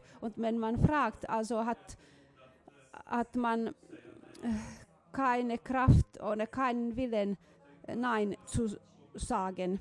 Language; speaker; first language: German; non-native, fluent; Finnish